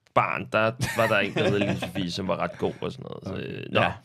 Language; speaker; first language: Danish; native; Danish